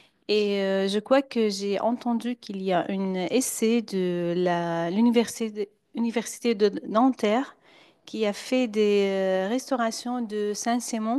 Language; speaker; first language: French; non-native, fluent; Arabic